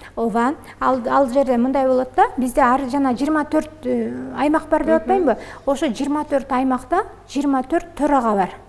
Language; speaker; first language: Kyrgyz; native; Kyrgyz